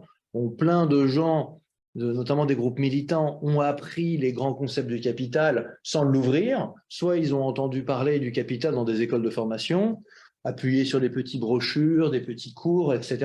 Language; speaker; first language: French; native; French